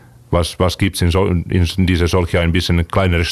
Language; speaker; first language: German; non-native, fluent; Finnish